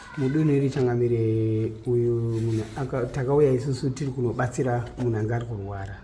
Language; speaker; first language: Shona; early bilingual, other home language; Nyanja